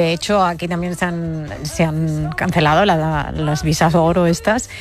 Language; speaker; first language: Spanish; native; Spanish